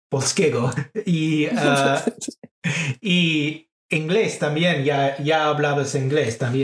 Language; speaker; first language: Spanish; non-native, fluent; English